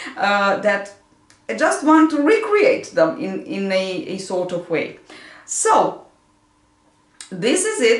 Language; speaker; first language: English; non-native, fluent; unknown